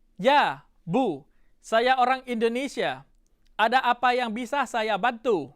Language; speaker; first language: Indonesian; non-native, fluent; Thai